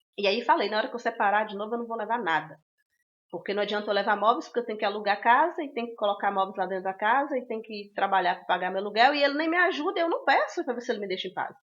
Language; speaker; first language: Portuguese; native; Portuguese